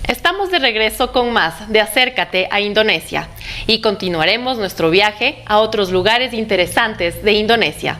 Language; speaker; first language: Spanish; native; Spanish